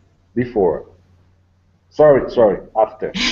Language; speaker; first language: English; non-native, learner; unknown